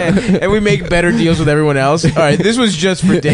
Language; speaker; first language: English; native; English